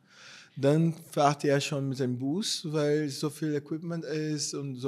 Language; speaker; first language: German; non-native, fluent; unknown